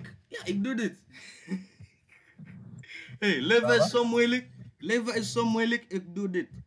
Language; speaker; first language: Dutch; non-native, learner; English